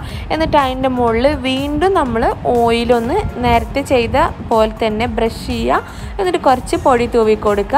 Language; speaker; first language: Malayalam; native; Malayalam